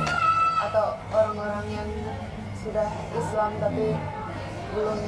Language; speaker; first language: Indonesian; non-native, fluent; Finnish